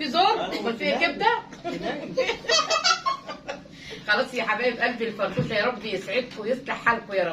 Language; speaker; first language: Arabic; native; Arabic